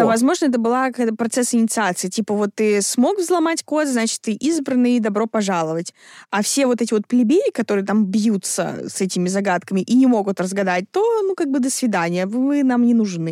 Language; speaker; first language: Russian; native; Russian